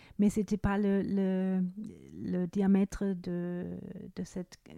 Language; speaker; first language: French; non-native, fluent; German